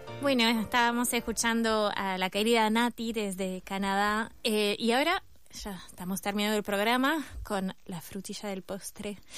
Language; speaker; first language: Spanish; native; Spanish